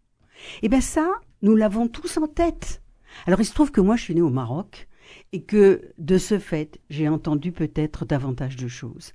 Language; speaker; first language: French; native; French